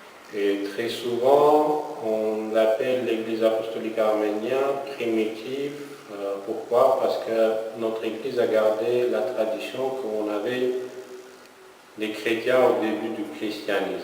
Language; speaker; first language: French; non-native, fluent; Armenian